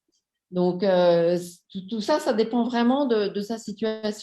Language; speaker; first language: French; native; French